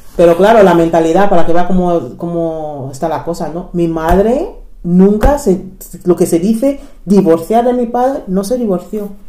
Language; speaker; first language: Spanish; non-native, fluent; English